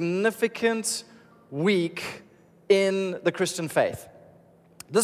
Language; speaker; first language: English; native; English